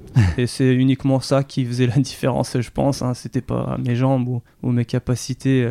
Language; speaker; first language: French; native; French